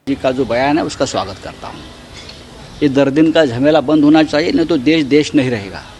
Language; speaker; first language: Hindi; non-native, local second language; Marathi